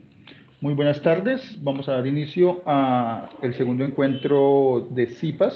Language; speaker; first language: Spanish; native; Spanish